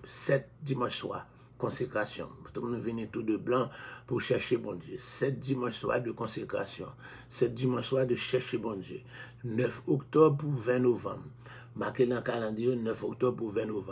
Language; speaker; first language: French; native; French